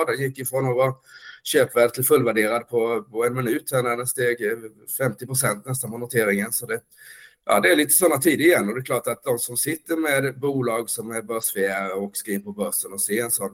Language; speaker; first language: Swedish; native; Swedish